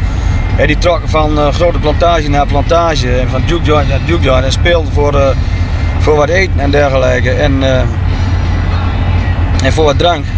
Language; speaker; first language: Dutch; native; Dutch